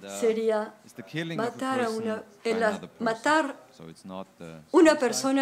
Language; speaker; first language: Spanish; non-native, learner; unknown